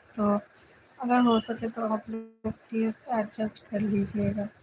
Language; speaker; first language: Hindi; non-native, local second language; Bangla